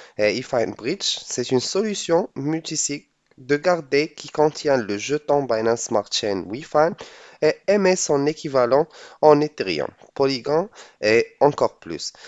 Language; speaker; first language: French; non-native, local second language; Arabic